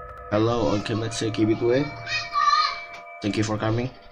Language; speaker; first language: English; non-native, learner; Indonesian